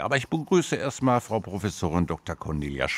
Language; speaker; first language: German; native; German